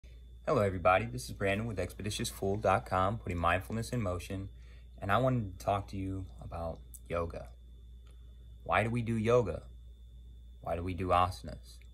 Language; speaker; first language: English; native; English